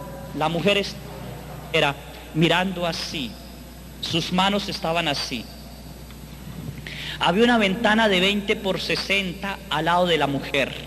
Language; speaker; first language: Spanish; native; Spanish